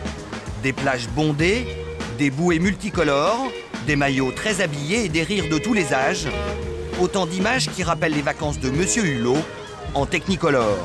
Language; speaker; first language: French; native; French